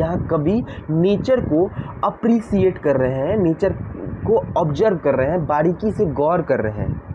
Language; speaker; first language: Hindi; native; Hindi